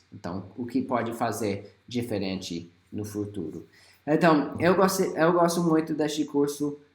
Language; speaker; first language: Portuguese; non-native, fluent; English